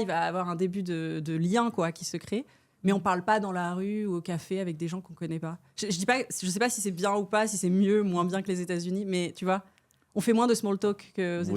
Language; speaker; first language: French; native; French